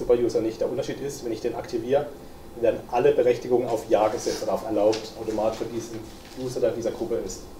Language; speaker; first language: German; native; German